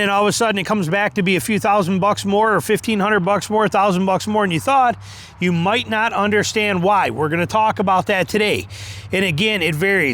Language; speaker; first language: English; native; English